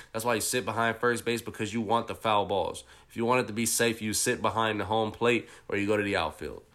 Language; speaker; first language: English; native; English